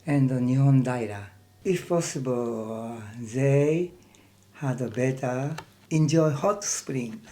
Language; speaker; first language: English; non-native, learner; Japanese